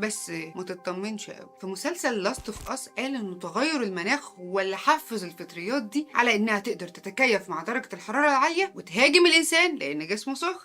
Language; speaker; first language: Arabic; native; Arabic